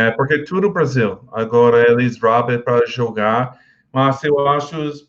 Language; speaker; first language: Portuguese; non-native, learner; English